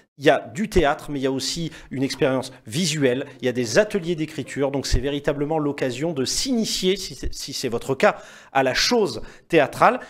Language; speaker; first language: French; native; French